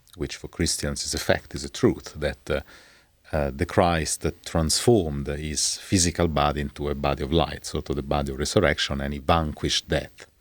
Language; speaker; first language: English; non-native, fluent; Italian